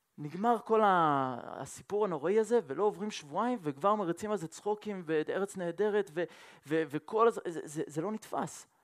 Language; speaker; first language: Hebrew; non-native, fluent; French